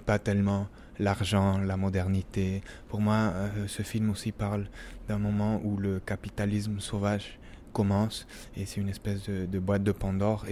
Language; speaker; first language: French; non-native, fluent; Spanish